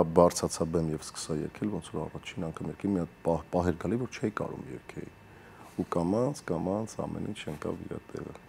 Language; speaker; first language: Armenian; early bilingual, heritage; Armenian